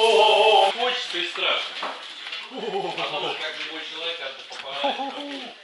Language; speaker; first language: Russian; native; Russian